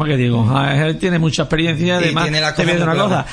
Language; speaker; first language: Spanish; native; Spanish